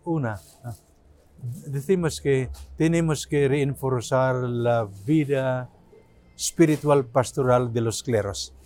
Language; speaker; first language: Spanish; non-native, learner; Cebuano